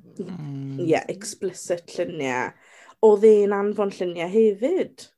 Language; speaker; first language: Welsh; native; Welsh